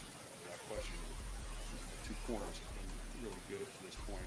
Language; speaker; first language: English; native; English